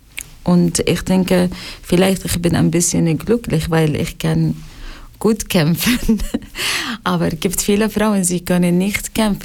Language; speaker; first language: German; non-native, learner; Arabic